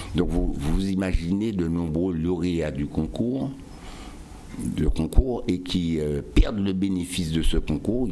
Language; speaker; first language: French; native; French